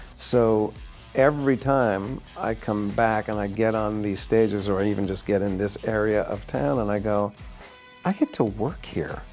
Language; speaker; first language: English; native; English